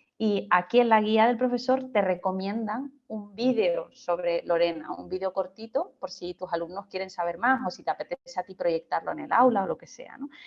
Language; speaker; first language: Spanish; native; Spanish